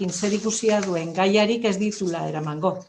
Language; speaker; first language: Basque; non-native, local second language; Spanish